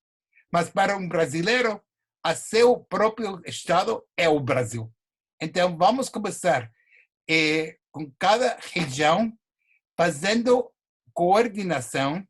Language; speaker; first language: Portuguese; non-native, fluent; English